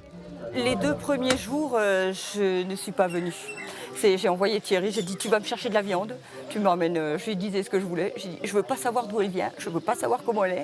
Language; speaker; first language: French; native; French